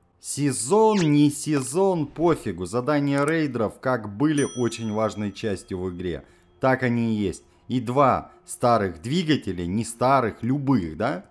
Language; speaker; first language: Russian; native; Russian